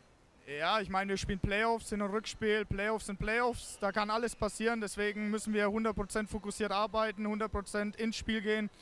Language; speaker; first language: German; native; German